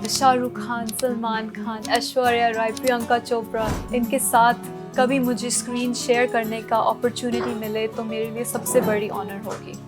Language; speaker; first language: Hindi; non-native, local second language; Punjabi